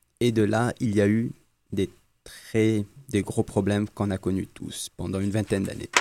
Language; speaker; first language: French; non-native, local second language; Arabic